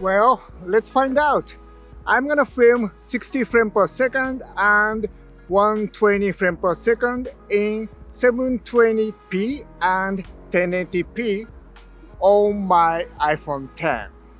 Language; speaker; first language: English; non-native, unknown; Japanese